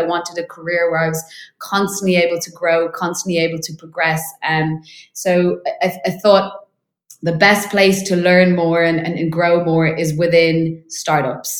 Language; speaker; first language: English; native; English